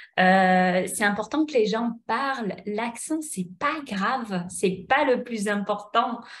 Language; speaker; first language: French; native; French